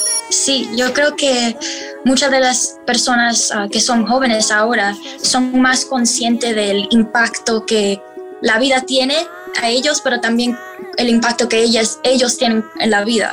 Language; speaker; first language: Spanish; early bilingual, heritage; Spanish